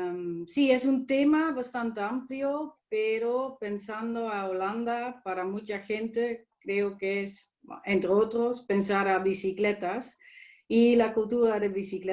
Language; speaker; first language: Spanish; non-native, fluent; Dutch